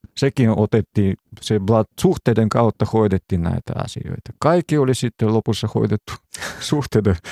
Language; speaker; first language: Finnish; non-native, fluent; Russian